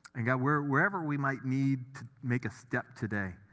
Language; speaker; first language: English; native; English